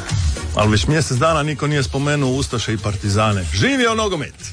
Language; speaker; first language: Serbian; native; Serbian